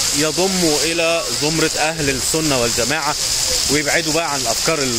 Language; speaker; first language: Arabic; native; Arabic